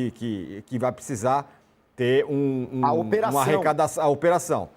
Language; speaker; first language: Portuguese; native; Portuguese